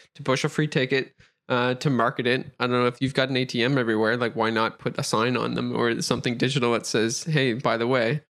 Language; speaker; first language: English; native; English